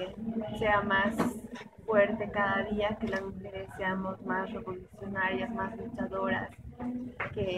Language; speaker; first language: Spanish; non-native, local second language; Aymara